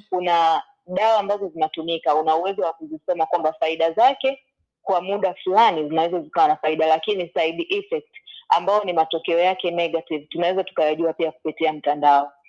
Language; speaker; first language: Swahili; native; Swahili